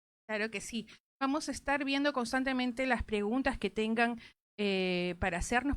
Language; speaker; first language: Spanish; native; Spanish